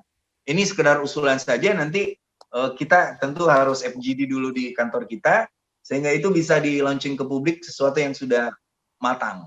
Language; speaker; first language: Indonesian; native; Indonesian